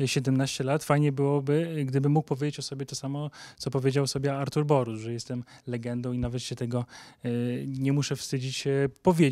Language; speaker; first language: Polish; native; Polish